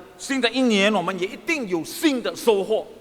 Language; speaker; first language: Chinese; early bilingual, heritage; Chinese